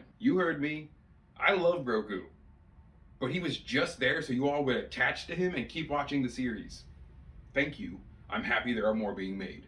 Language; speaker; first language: English; native; English